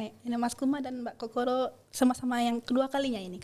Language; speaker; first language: Indonesian; non-native, fluent; Japanese